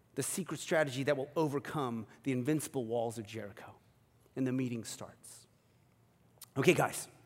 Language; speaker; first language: English; early bilingual, other home language; Korean